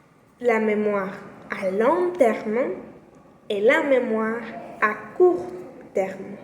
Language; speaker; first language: French; non-native, learner; Spanish